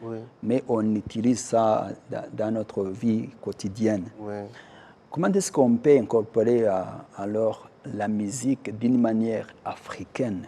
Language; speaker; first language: French; non-native, local second language; Kinyarwanda